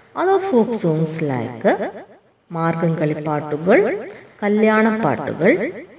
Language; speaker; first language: English; non-native, local second language; Malayalam